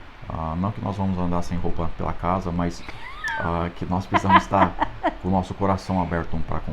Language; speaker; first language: Portuguese; non-native, fluent; English